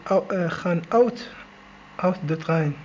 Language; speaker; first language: Dutch; non-native, learner; Arabic